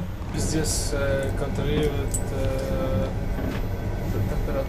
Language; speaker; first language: Russian; non-native, learner; French